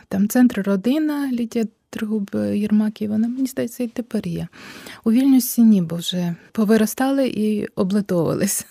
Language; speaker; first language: Ukrainian; early bilingual, heritage; Ukrainian